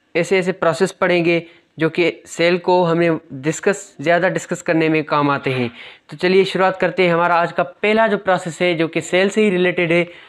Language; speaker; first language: Urdu; native; Urdu